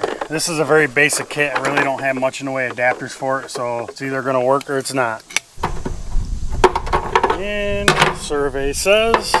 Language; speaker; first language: English; native; English